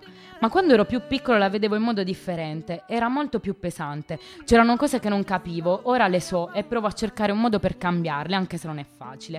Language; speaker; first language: Italian; native; Italian